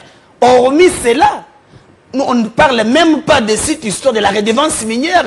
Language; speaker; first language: French; non-native, local second language; Lingala